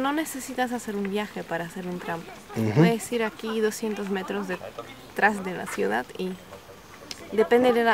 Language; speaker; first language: Spanish; non-native, fluent; Czech